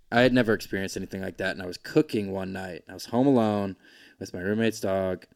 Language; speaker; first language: English; native; English